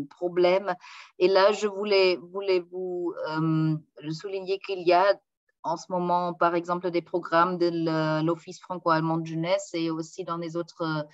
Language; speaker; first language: French; non-native, fluent; German